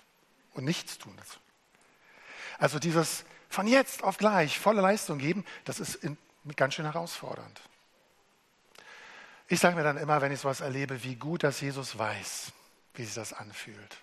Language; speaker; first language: German; native; German